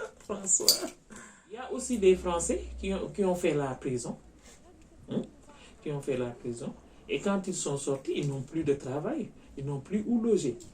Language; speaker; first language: French; non-native, local second language; Wolof